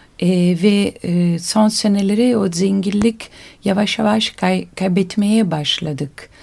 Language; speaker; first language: Turkish; non-native, learner; Italian